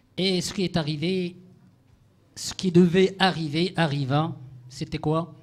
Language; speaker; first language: French; non-native, local second language; Arabic